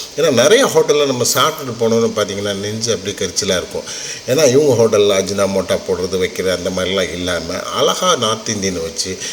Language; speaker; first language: Tamil; native; Tamil